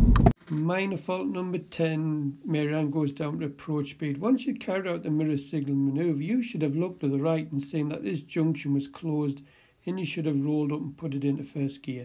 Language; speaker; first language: English; native; English